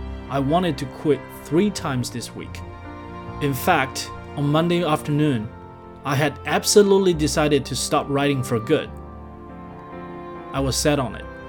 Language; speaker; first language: English; non-native, fluent; Chinese